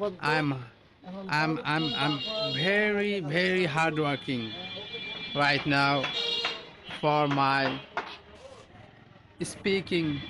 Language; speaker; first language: English; non-native, learner; Bangla